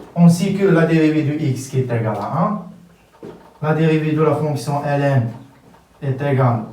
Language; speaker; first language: French; non-native, local second language; Arabic